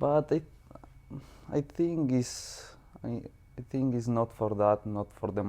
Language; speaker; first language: English; non-native, learner; Spanish